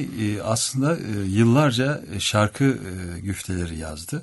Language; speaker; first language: Turkish; native; Turkish